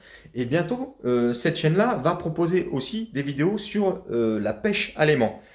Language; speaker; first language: French; native; French